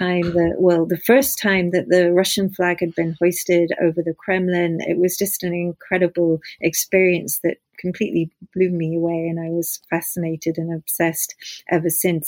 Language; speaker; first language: English; native; English